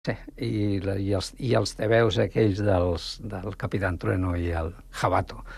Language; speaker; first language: Catalan; non-native, local second language; Spanish